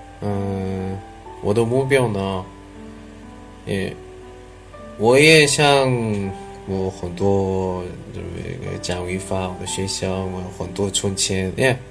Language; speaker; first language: Chinese; non-native, learner; Korean